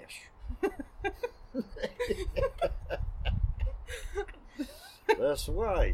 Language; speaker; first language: English; non-native, fluent; French